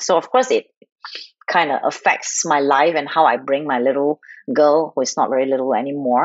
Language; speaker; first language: English; non-native, local second language; Cantonese